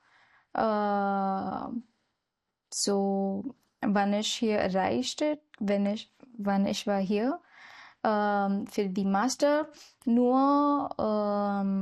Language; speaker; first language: German; non-native, learner; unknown